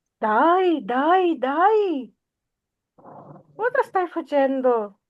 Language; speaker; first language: Italian; non-native, learner; Urdu